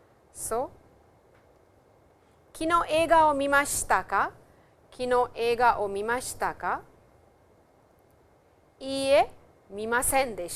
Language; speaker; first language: Japanese; non-native, fluent; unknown